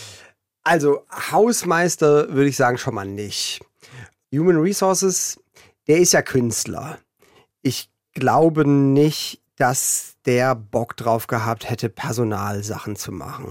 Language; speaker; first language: German; native; German